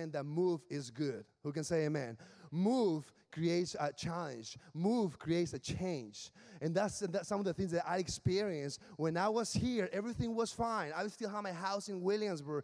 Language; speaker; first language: English; non-native, fluent; Spanish